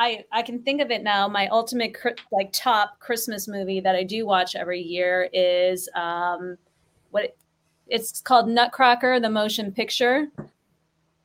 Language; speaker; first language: English; native; English